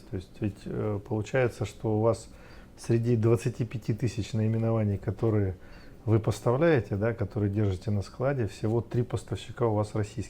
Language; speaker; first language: Russian; native; Russian